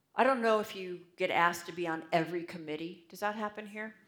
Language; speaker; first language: English; native; English